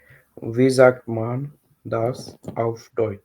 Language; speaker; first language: German; non-native, learner; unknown